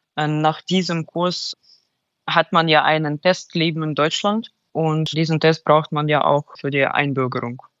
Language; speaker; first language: German; non-native, fluent; Russian